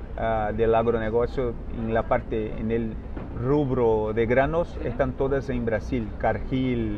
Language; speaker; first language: Spanish; non-native, fluent; Portuguese